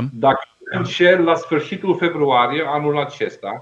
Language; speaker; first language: Romanian; non-native, fluent; Dutch